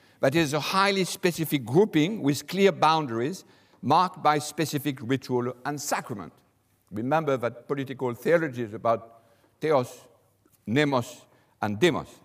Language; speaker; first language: English; non-native, fluent; French